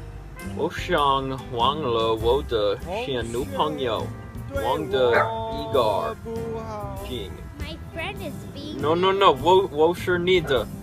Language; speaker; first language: Chinese; non-native, learner; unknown